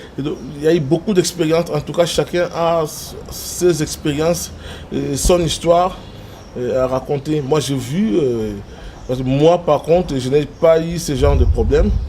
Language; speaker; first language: French; non-native, local second language; Lingala